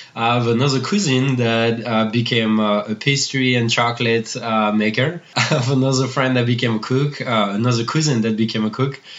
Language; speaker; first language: English; non-native, fluent; French